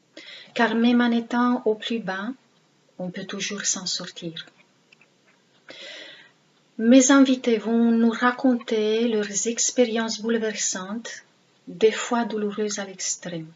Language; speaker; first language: French; native; French